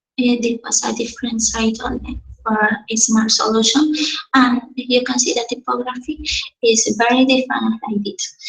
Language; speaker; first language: English; non-native, learner; Spanish